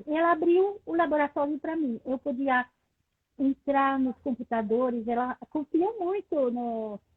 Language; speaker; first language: Portuguese; non-native, fluent; French